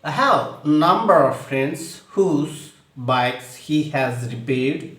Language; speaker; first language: English; non-native, local second language; Telugu